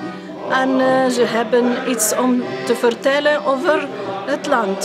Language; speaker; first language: Dutch; non-native, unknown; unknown